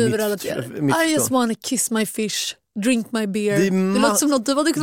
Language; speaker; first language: Swedish; native; Swedish